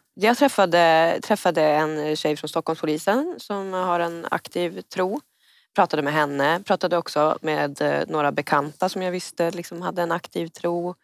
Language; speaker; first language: Swedish; native; Swedish